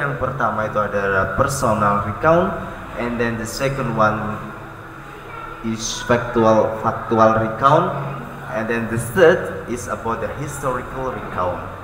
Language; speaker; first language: English; non-native, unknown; Indonesian